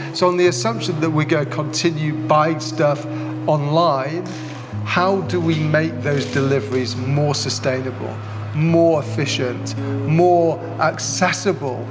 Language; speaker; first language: English; native; English